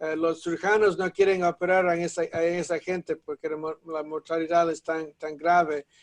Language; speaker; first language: Spanish; early bilingual, heritage; Spanish